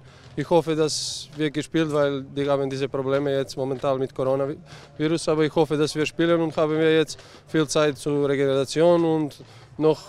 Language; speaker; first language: German; non-native, learner; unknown